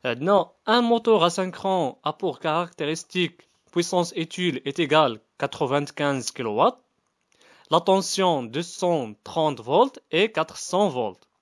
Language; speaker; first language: French; non-native, local second language; Arabic